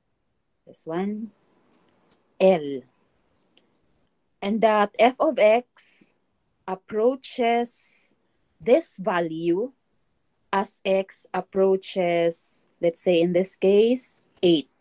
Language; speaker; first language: English; non-native, local second language; Filipino